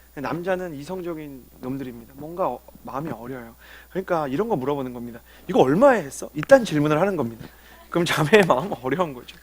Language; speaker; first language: Korean; native; Korean